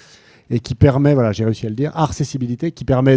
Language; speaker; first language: French; native; French